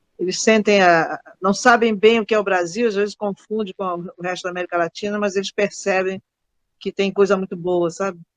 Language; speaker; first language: Portuguese; native; Portuguese